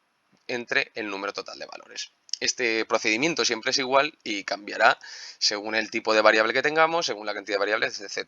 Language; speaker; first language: Spanish; native; Spanish